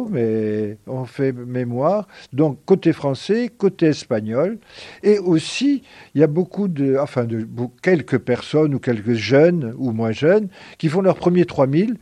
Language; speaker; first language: French; native; French